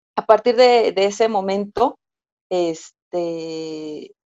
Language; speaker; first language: Spanish; native; Spanish